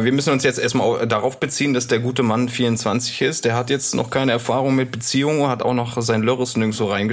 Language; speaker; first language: German; native; German